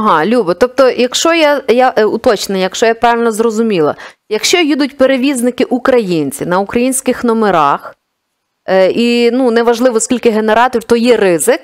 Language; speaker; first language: Ukrainian; native; Ukrainian